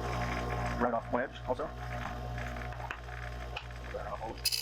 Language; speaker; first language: English; native; English